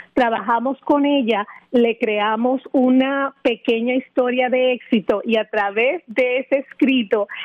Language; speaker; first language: Spanish; native; Spanish